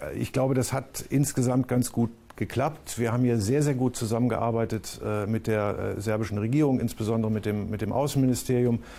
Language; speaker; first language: German; native; German